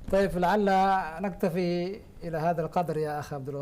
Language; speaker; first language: Arabic; non-native, fluent; Indonesian